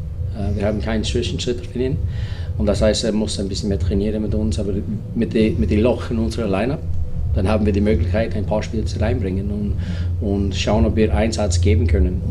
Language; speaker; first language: German; non-native, fluent; English